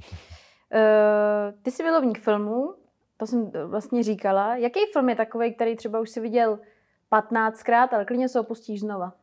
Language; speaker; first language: Czech; native; Czech